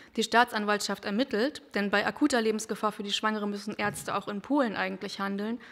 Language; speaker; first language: German; native; German